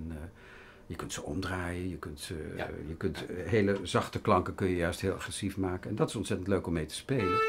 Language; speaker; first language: Dutch; native; Dutch